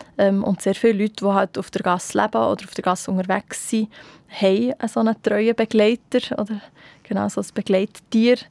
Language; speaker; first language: German; native; German